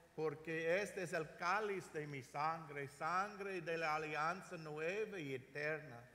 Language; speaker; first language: Spanish; non-native, learner; English